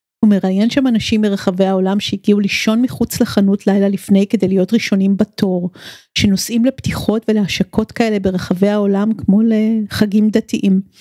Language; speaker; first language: Hebrew; native; Hebrew